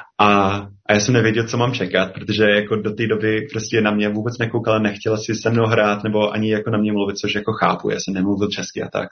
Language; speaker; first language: Czech; non-native, fluent; English